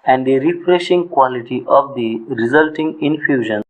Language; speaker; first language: English; non-native, local second language; Marathi